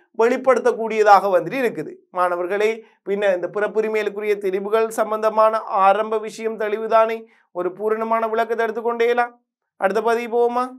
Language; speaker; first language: Tamil; native; Tamil